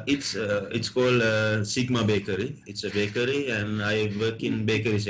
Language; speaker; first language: English; non-native, local second language; Sinhala